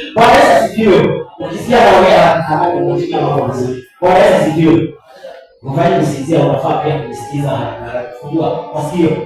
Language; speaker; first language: Swahili; non-native, local second language; Rundi